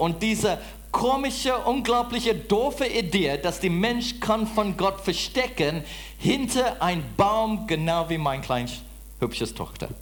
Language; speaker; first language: German; non-native, fluent; English